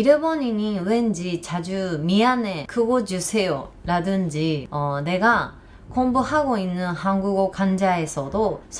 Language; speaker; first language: Korean; non-native, learner; Japanese